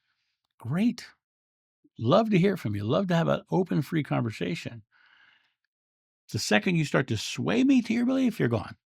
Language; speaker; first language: English; native; English